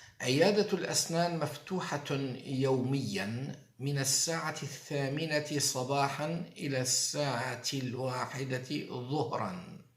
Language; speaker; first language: Arabic; non-native, fluent; Turkish